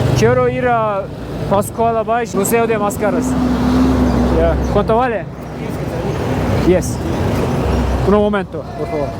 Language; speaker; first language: Spanish; non-native, learner; Turkish